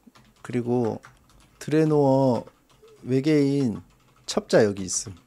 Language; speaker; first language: Korean; native; Korean